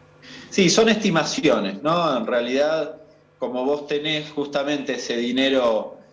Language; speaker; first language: Spanish; native; Spanish